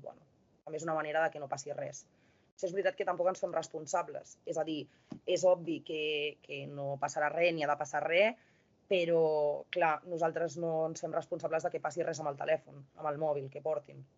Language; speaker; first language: Catalan; native; Catalan